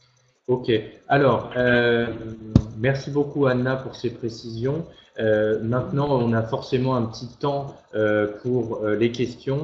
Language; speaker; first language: French; native; French